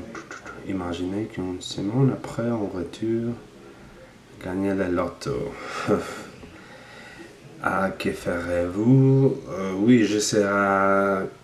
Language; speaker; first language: French; non-native, learner; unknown